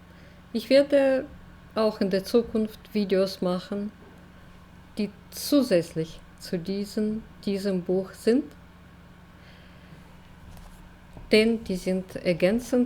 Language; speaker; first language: German; non-native, fluent; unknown